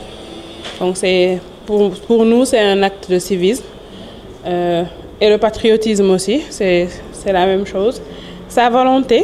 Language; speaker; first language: French; non-native, local second language; Wolof